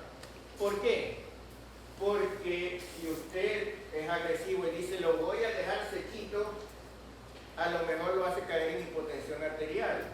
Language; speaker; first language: Spanish; native; Spanish